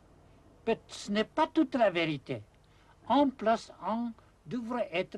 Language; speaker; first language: French; non-native, fluent; Japanese